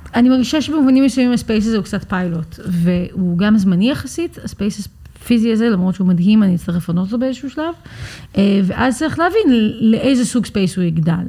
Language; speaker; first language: Hebrew; early bilingual, other home language; English